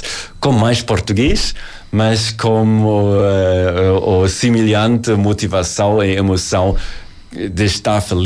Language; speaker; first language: Portuguese; non-native, learner; German